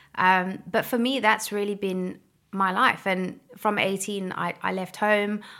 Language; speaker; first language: English; native; English